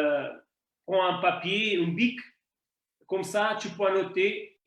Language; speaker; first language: French; non-native, fluent; Portuguese